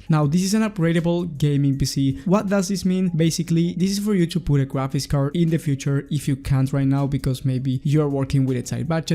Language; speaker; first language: English; non-native, fluent; Spanish